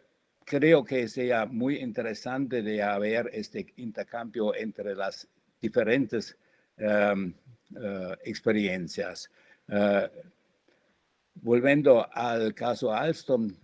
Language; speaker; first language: Spanish; non-native, fluent; German